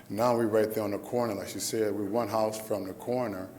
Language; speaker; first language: English; native; English